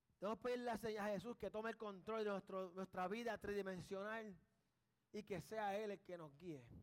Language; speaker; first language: Spanish; early bilingual, heritage; Spanish